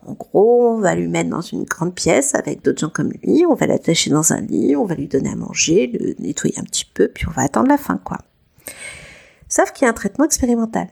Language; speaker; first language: French; native; French